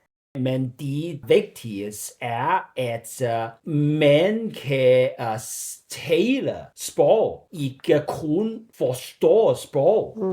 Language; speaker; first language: Danish; non-native, learner; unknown